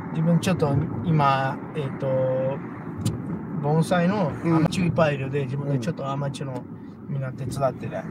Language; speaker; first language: Japanese; non-native, learner; Portuguese